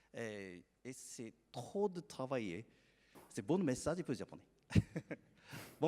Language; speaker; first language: French; non-native, learner; Japanese